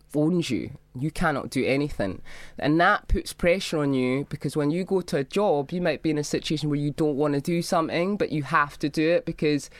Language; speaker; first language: English; native; English